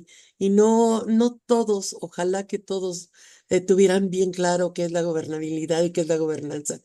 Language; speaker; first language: Spanish; native; Spanish